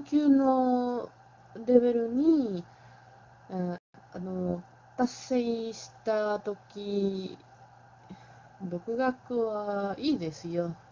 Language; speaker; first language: Japanese; non-native, learner; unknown